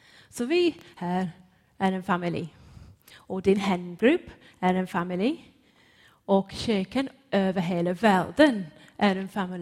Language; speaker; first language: Swedish; non-native, fluent; English